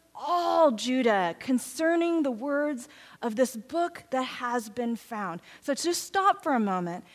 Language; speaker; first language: English; native; English